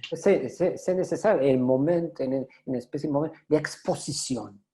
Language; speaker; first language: French; non-native, learner; Spanish